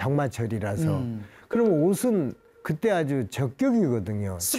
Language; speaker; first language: Korean; native; Korean